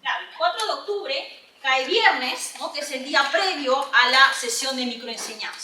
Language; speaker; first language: Spanish; native; Spanish